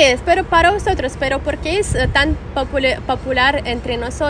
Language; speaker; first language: Spanish; non-native, fluent; Russian